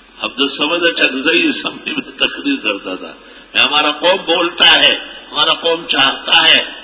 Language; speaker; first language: Urdu; non-native, local second language; Pashto